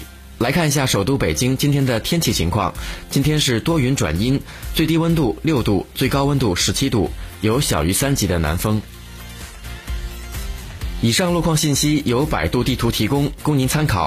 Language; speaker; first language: Chinese; native; Chinese